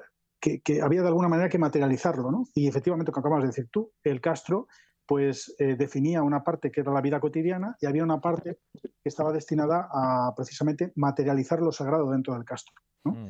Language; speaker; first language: Spanish; native; Spanish